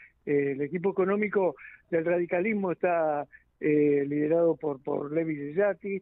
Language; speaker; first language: Spanish; native; Spanish